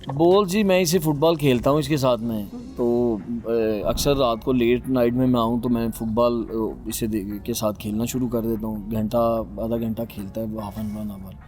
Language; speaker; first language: Urdu; non-native, local second language; Punjabi